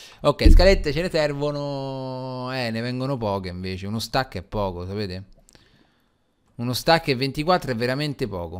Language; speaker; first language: Italian; native; Italian